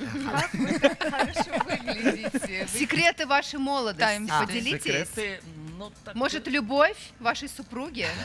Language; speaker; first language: Russian; non-native, local second language; Uzbek